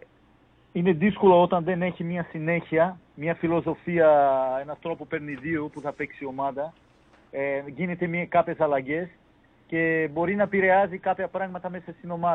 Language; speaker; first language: Greek; non-native, fluent; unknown